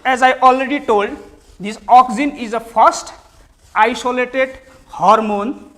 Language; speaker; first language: English; non-native, local second language; Nepali